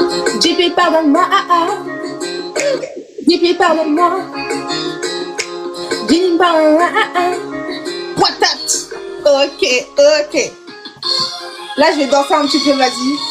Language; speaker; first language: French; native; French